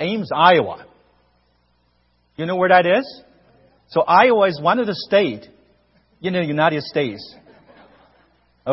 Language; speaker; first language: English; non-native, fluent; Chinese